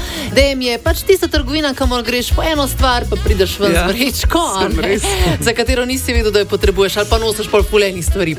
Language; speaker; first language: Slovenian; native; Slovenian